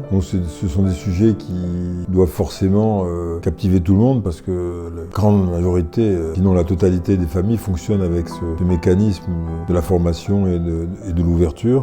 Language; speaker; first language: French; native; French